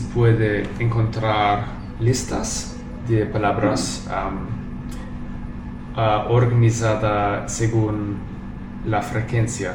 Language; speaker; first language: Spanish; non-native, learner; English